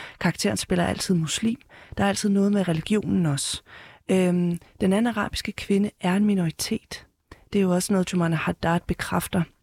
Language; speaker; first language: Danish; early bilingual, heritage; Danish